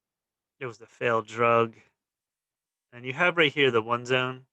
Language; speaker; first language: English; native; English